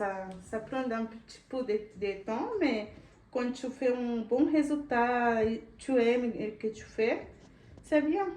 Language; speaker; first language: French; non-native, learner; Portuguese